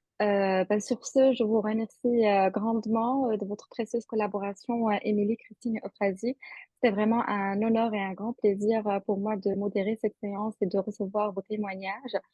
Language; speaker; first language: French; non-native, local second language; Arabic